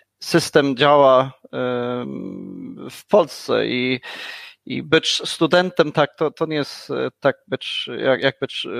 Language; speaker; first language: Polish; non-native, learner; Swedish